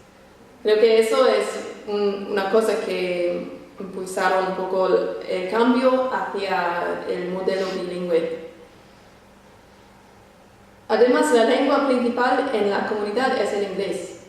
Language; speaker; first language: Spanish; non-native, fluent; English